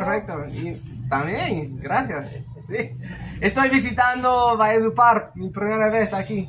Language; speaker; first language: Spanish; non-native, learner; English